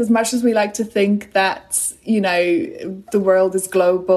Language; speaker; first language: English; non-native, fluent; Polish